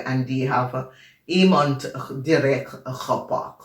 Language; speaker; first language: Dutch; non-native, learner; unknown